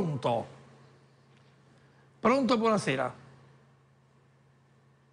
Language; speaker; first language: Italian; native; Italian